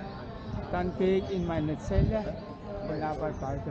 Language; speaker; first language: German; non-native, fluent; Vietnamese